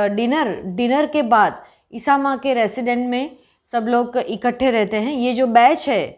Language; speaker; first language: Hindi; non-native, local second language; Gujarati